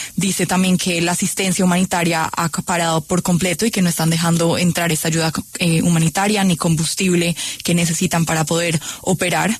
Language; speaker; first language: Spanish; native; Spanish